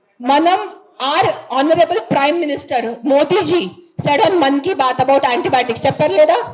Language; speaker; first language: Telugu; non-native, fluent; Marathi